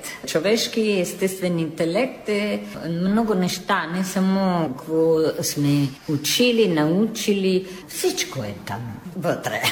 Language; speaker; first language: Bulgarian; non-native, fluent; Italian